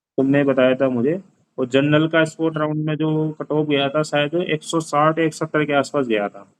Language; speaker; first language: Hindi; native; Hindi